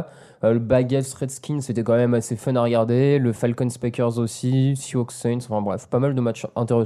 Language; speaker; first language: French; native; French